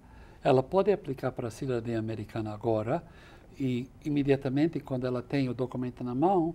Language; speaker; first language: Portuguese; non-native, fluent; English